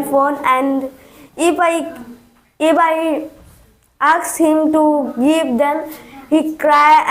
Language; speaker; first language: English; non-native, learner; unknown